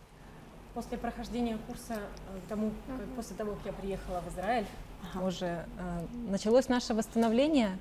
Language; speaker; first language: Russian; native; Russian